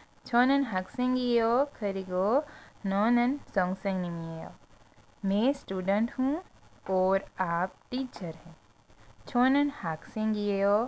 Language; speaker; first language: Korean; non-native, fluent; Hindi